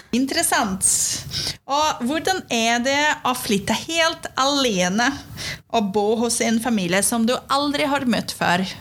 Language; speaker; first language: Norwegian; non-native, fluent; Portuguese